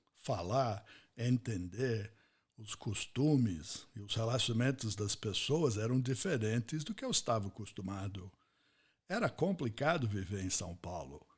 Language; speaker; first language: Portuguese; non-native, fluent; English